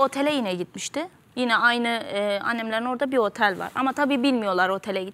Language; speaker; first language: Turkish; native; Turkish